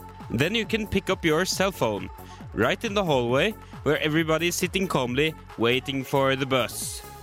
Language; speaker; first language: English; non-native, fluent; Norwegian